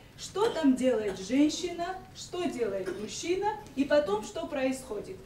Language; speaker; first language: Russian; non-native, local second language; Georgian